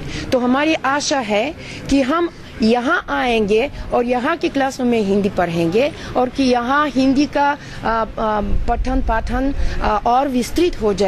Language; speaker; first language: Hindi; non-native, fluent; Bulgarian